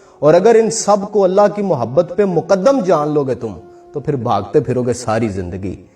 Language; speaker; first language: Urdu; non-native, local second language; Punjabi